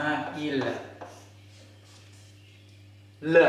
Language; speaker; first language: French; non-native, learner; Thai